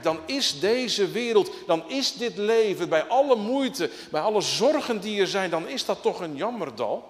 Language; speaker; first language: Dutch; native; Dutch